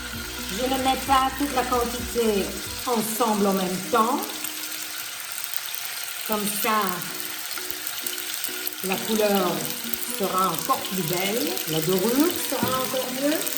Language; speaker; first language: French; non-native, fluent; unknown